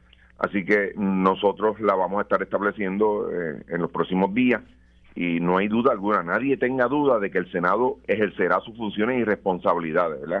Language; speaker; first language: Spanish; native; Spanish